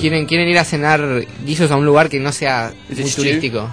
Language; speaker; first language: Spanish; native; Spanish